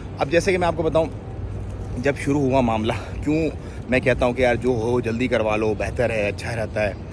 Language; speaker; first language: Urdu; non-native, local second language; Punjabi